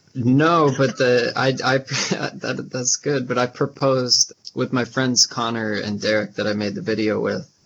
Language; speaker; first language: English; native; English